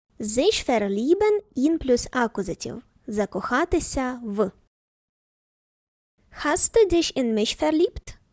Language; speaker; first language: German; non-native, fluent; Ukrainian